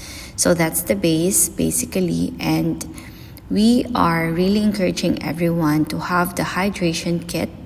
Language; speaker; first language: English; non-native, local second language; Filipino